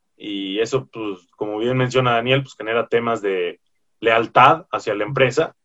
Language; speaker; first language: Spanish; native; Spanish